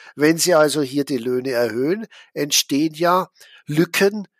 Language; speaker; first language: German; native; German